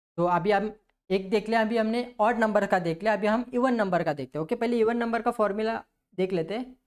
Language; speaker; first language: Hindi; non-native, local second language; Marathi